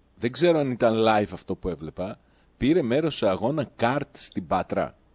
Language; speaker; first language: Greek; native; Greek